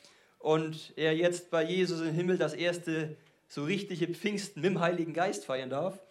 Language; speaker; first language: German; native; German